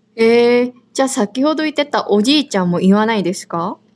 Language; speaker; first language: Japanese; non-native, fluent; Korean